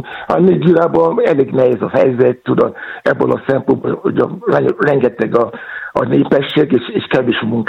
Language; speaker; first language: Hungarian; non-native, fluent; Yoruba